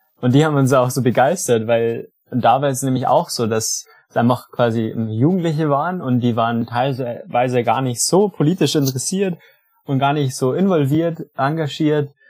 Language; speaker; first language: German; native; German